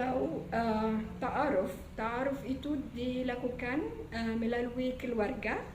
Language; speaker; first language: Indonesian; non-native, fluent; Arabic